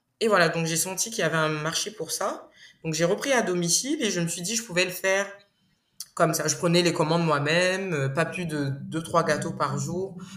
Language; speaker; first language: French; non-native, local second language; Bambara